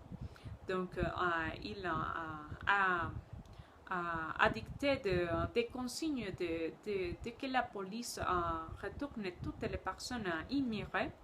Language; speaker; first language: French; non-native, learner; Spanish